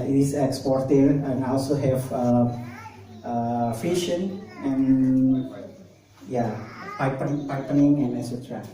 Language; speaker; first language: English; non-native, learner; Indonesian